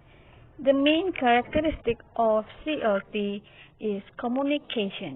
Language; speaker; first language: English; non-native, learner; Indonesian